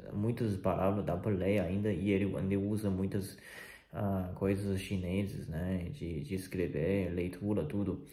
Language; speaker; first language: Portuguese; non-native, fluent; Chinese